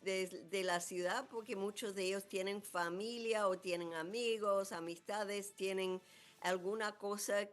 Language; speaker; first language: Spanish; non-native, fluent; English